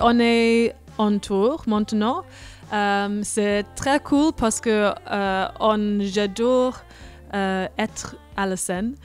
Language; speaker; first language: French; non-native, learner; English